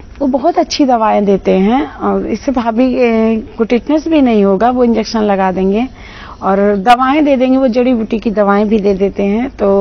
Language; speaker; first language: Hindi; native; Hindi